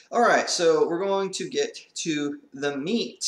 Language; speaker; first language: English; native; English